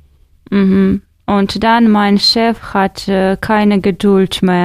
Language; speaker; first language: German; non-native, fluent; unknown